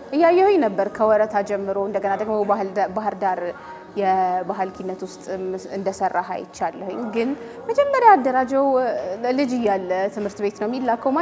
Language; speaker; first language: Amharic; native; Amharic